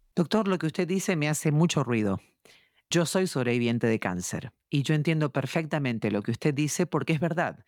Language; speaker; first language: Spanish; native; Spanish